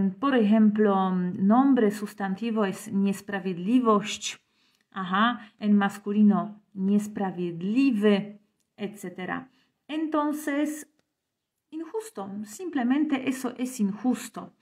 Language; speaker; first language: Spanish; non-native, fluent; Polish